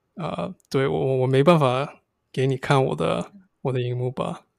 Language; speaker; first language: Chinese; non-native, fluent; English